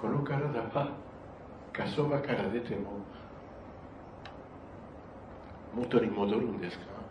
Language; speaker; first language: Japanese; non-native, fluent; Spanish